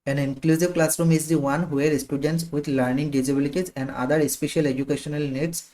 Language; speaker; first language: English; non-native, local second language; Assamese